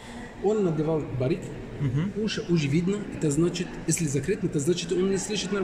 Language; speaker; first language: Russian; non-native, learner; Arabic